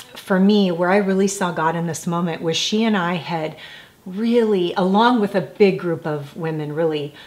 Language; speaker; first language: English; native; English